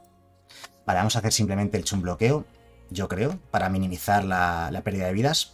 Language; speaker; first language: Spanish; native; Spanish